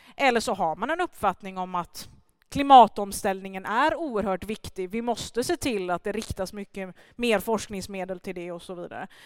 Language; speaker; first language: Swedish; early bilingual, other home language; Persian